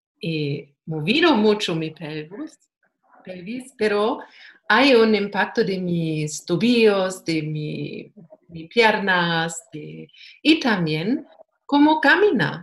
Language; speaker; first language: Spanish; non-native, learner; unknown